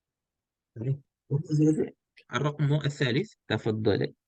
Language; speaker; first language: Arabic; non-native, fluent; Indonesian